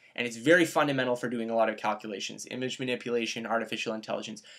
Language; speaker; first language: English; native; English